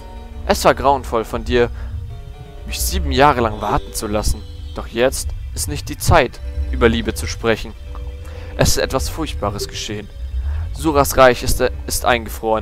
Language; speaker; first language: German; native; German